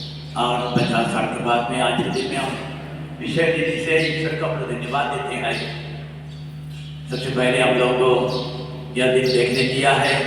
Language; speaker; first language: Hindi; non-native, local second language; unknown